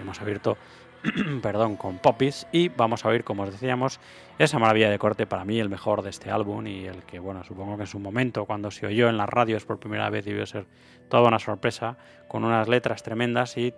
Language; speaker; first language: Spanish; native; Spanish